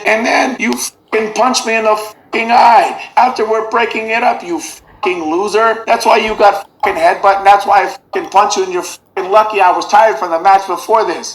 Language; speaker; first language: English; native; English